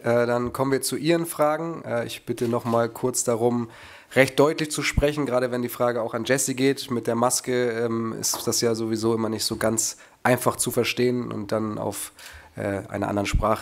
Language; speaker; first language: German; native; German